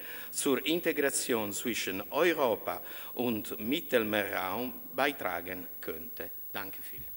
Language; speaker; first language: German; non-native, fluent; Italian